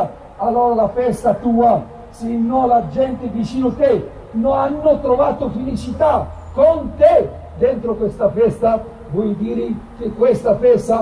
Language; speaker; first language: Italian; non-native, fluent; Arabic